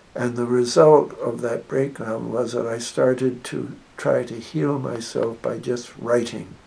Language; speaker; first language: English; native; English